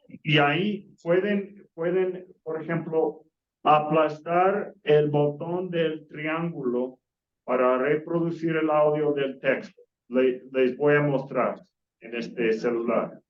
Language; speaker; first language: Spanish; non-native, fluent; English